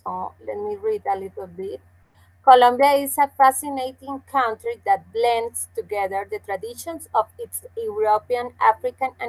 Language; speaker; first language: English; non-native, fluent; Spanish